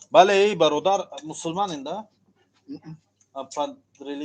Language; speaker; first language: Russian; non-native, learner; Tajik